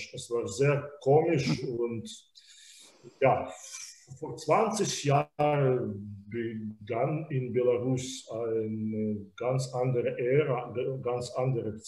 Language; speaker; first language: German; non-native, fluent; Belarusian